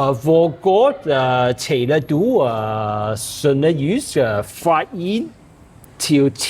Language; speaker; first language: Danish; non-native, learner; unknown